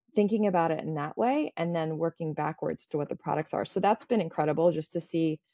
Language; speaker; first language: English; early bilingual, other home language; Croatian